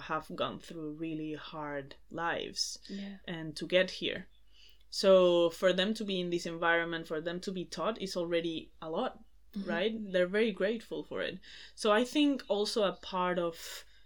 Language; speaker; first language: English; non-native, fluent; Spanish